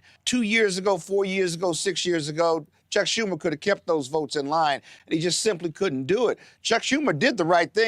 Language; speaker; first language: English; native; English